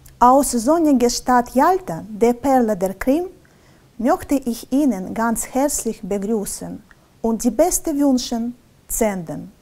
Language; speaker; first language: German; non-native, learner; Russian